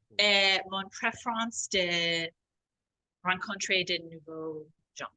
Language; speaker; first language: French; non-native, fluent; English